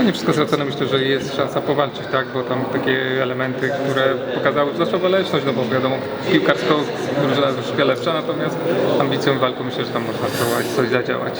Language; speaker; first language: Polish; native; Polish